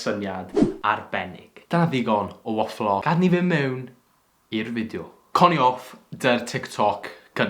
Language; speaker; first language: Welsh; native; Welsh